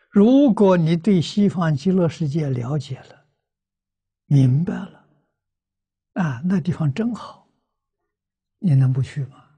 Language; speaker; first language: Chinese; native; Chinese